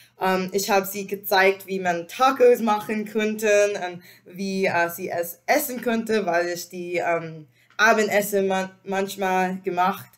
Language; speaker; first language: German; non-native, learner; English